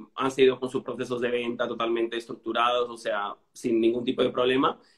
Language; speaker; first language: Spanish; native; Spanish